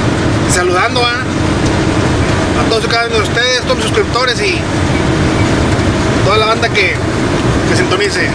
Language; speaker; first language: Spanish; native; Spanish